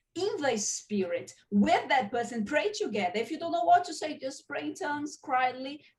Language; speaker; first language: English; non-native, fluent; Portuguese